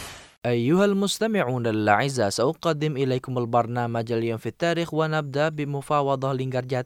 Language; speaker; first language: Arabic; native; Arabic